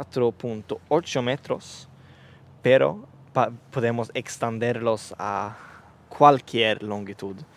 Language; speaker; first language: Spanish; non-native, learner; Swedish